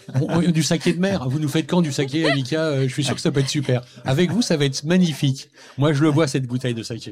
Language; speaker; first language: French; native; French